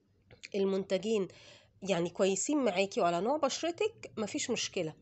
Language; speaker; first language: Arabic; native; Arabic